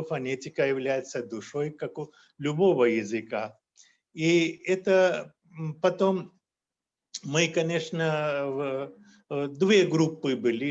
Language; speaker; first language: Russian; non-native, fluent; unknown